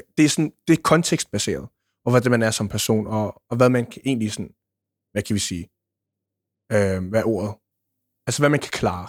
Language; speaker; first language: Danish; early bilingual, other home language; Punjabi